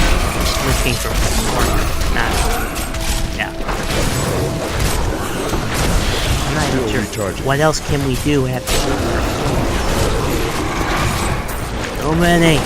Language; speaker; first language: English; native; English